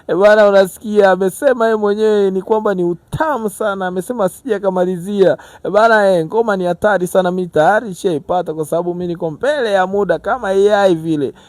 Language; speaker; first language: Swahili; native; Swahili